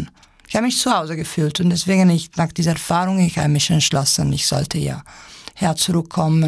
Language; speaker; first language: German; non-native, fluent; Italian